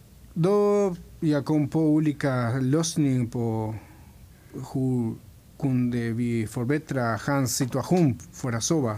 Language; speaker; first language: Swedish; non-native, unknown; Spanish